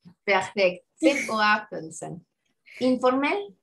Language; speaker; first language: German; non-native, fluent; Spanish